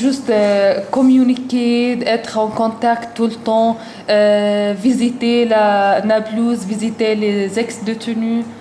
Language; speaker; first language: French; non-native, learner; Arabic